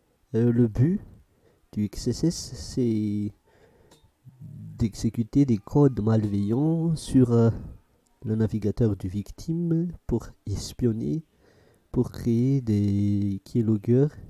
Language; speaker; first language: French; non-native, fluent; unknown